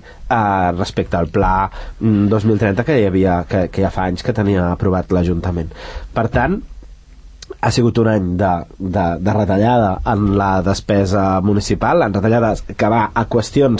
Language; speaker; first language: Catalan; native; Catalan